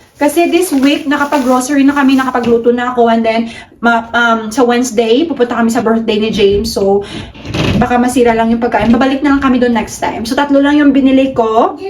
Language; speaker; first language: Filipino; non-native, local second language; Cebuano